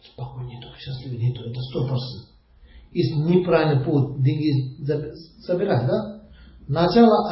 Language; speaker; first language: Russian; non-native, learner; Tibetan